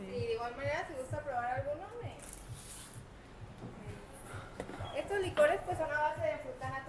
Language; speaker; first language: Spanish; native; Spanish